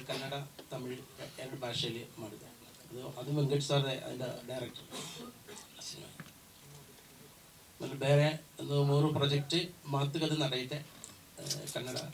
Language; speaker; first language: Kannada; non-native, learner; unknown